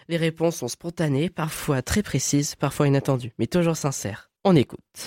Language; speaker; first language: French; native; French